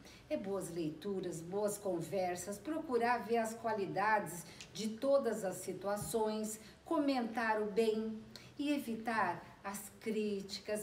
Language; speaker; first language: Portuguese; native; Portuguese